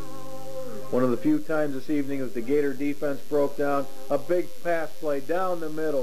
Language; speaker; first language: English; native; English